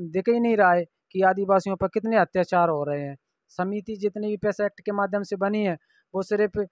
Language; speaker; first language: Hindi; native; Hindi